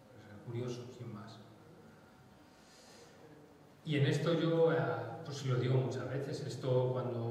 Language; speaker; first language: Spanish; native; Spanish